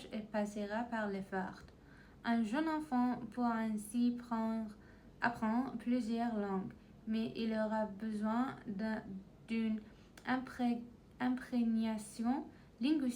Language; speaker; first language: French; non-native, learner; Persian